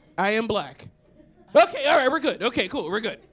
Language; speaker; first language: English; native; English